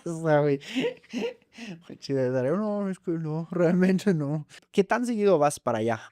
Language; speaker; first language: Spanish; non-native, fluent; German